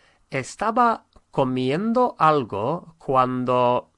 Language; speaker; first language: Spanish; non-native, fluent; English